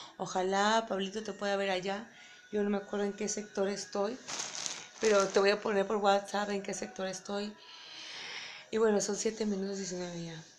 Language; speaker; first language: Spanish; native; Spanish